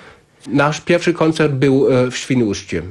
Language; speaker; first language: Polish; non-native, learner; German